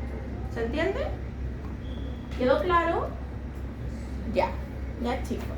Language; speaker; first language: Spanish; native; Spanish